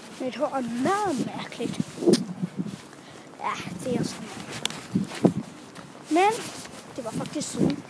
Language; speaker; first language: Danish; early bilingual, other home language; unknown